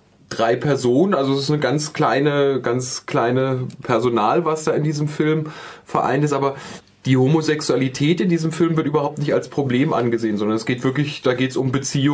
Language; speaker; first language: German; native; German